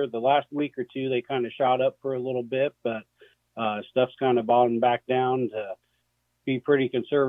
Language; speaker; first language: English; native; English